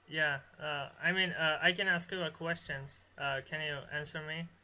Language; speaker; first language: English; non-native, learner; Bangla